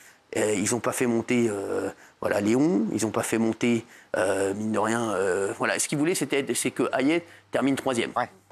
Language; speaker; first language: French; native; French